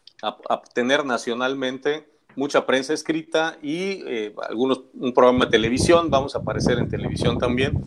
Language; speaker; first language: Spanish; native; Spanish